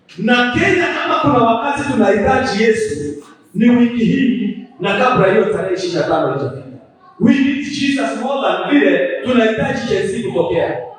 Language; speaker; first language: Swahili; non-native, local second language; Kikuyu